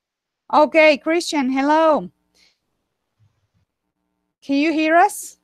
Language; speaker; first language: English; non-native, fluent; Spanish